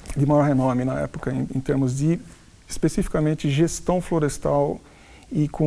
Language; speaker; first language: Portuguese; non-native, local second language; Spanish